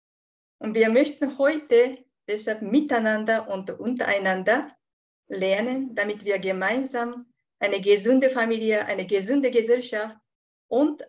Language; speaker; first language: German; non-native, fluent; Japanese